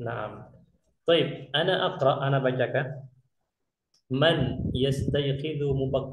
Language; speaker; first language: Arabic; non-native, fluent; Indonesian